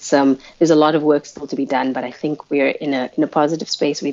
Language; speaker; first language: English; non-native, local second language; Afrikaans